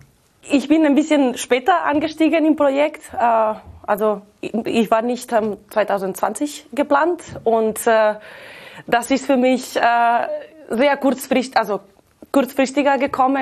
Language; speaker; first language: German; non-native, fluent; Catalan